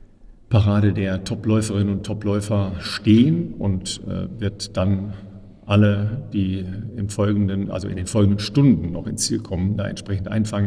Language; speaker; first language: German; native; German